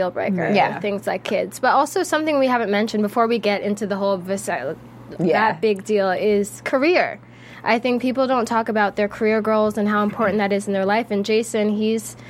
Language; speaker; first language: English; native; English